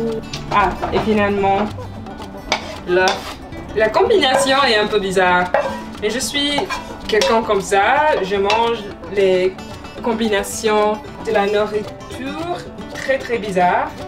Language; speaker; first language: French; non-native, learner; English